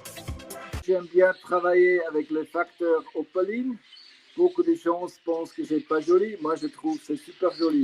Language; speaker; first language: French; non-native, fluent; Swiss German